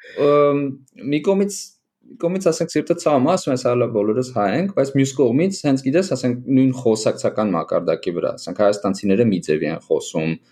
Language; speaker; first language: Armenian; native; Armenian